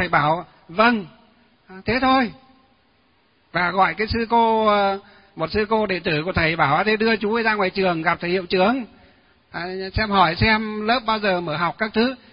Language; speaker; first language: Vietnamese; non-native, local second language; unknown